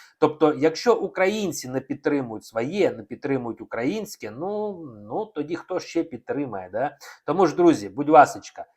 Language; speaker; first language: Ukrainian; non-native, local second language; Russian